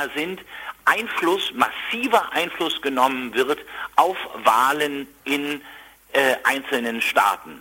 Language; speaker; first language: German; native; German